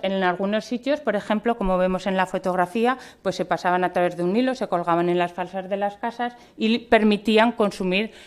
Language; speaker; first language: Spanish; native; Spanish